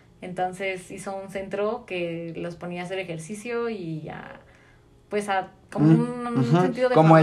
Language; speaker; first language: Spanish; native; Spanish